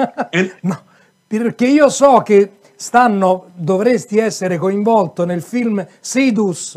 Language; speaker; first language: Italian; native; Italian